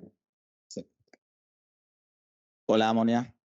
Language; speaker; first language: Portuguese; non-native, fluent; Spanish